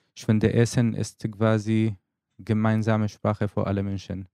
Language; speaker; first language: German; non-native, learner; Arabic